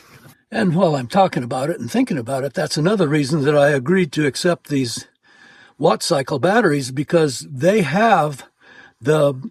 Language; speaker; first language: English; native; English